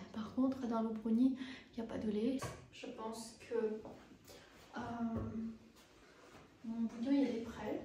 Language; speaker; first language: French; non-native, fluent; Armenian